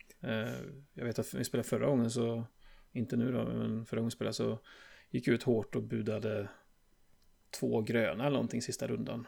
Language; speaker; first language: Swedish; native; Swedish